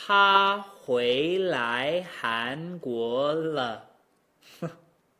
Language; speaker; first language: Chinese; non-native, fluent; English